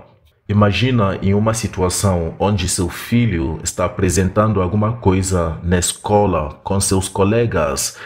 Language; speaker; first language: Portuguese; non-native, fluent; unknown